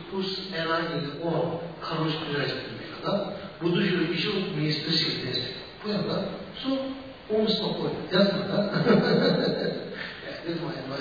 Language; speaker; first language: Russian; non-native, learner; Tibetan